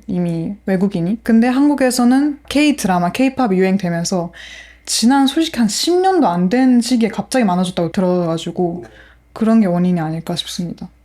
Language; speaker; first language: Korean; non-native, fluent; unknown